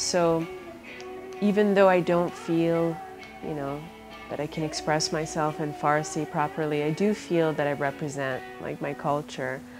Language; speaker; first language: English; early bilingual, other home language; Persian